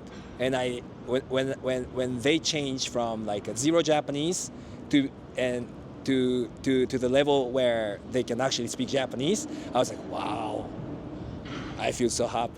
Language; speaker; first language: English; non-native, fluent; Japanese